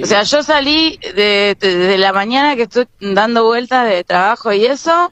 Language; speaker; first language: Spanish; native; Spanish